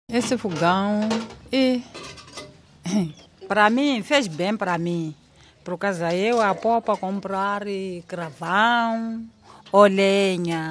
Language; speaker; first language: Portuguese; non-native, local second language; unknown